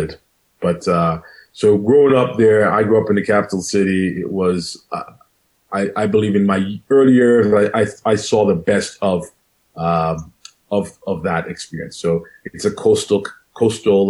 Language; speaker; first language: English; non-native, local second language; Krio